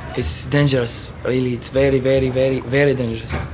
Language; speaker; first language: English; non-native, learner; Arabic